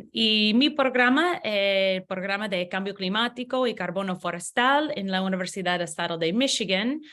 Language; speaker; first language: Spanish; non-native, learner; English